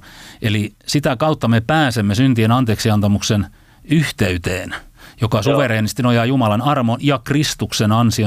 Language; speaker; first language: Finnish; native; Finnish